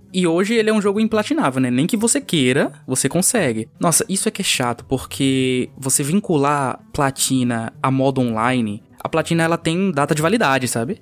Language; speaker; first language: Portuguese; native; Portuguese